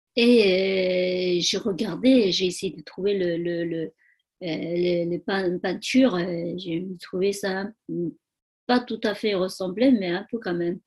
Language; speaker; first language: French; non-native, learner; Tibetan